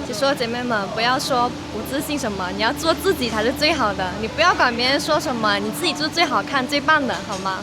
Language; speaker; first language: Chinese; native; Chinese